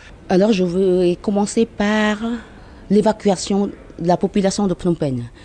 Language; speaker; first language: French; non-native, fluent; Khmer